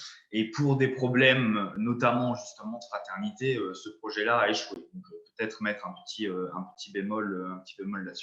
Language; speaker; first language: French; native; French